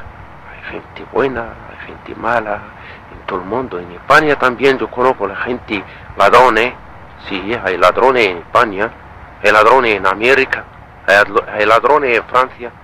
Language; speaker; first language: Spanish; non-native, learner; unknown